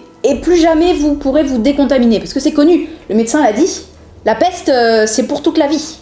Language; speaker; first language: French; native; French